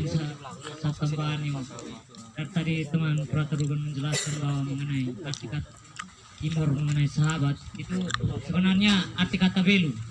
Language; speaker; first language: Indonesian; non-native, local second language; Tetum